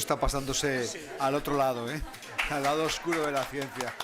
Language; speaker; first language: Spanish; native; Spanish